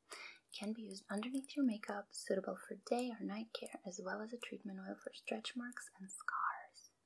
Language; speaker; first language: English; early bilingual, other home language; Russian